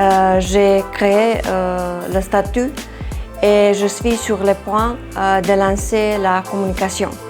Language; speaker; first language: French; non-native, fluent; Serbian